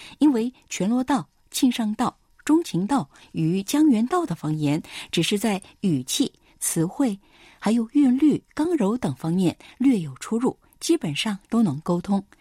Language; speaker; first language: Chinese; non-native, fluent; Korean